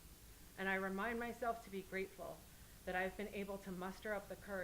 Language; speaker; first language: English; native; English